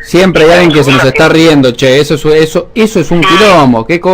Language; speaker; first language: Spanish; native; Spanish